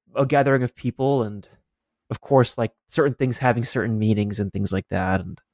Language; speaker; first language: English; native; English